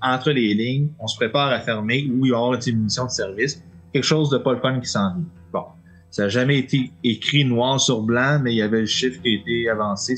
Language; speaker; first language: French; native; French